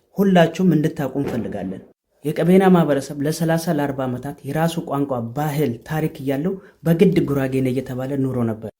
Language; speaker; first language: Amharic; non-native, local second language; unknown